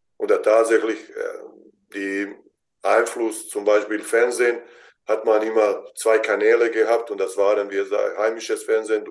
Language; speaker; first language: German; non-native, fluent; Bosnian